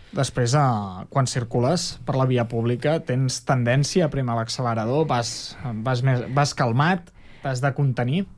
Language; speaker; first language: Catalan; native; Catalan